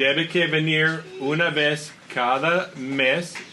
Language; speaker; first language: Spanish; non-native, learner; English